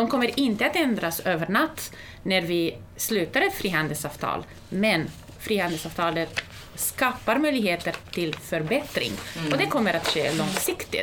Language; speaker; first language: Swedish; non-native, fluent; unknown